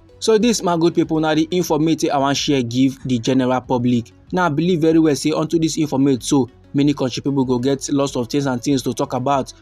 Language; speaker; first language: Nigerian Pidgin; native; Nigerian Pidgin